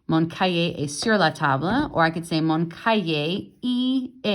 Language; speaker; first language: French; non-native, fluent; English